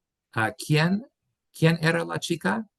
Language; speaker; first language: Spanish; non-native, fluent; English